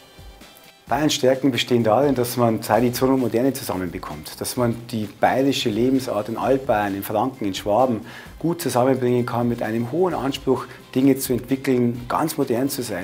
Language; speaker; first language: German; native; German